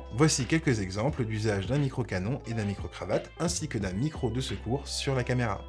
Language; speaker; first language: French; native; French